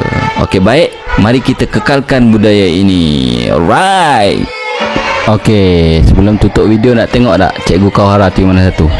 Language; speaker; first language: Malay; native; Malay